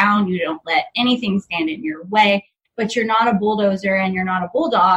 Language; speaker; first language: English; native; English